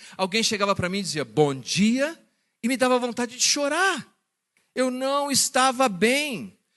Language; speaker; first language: Portuguese; native; Portuguese